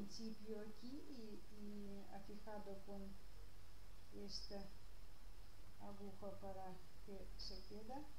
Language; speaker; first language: Spanish; non-native, learner; Russian